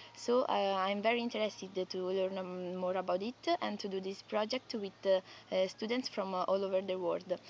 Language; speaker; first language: English; non-native, fluent; Italian